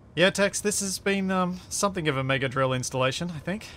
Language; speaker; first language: English; native; English